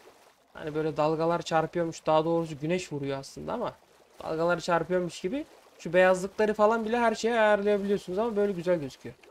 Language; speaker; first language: Turkish; native; Turkish